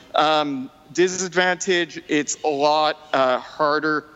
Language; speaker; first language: English; non-native, fluent; French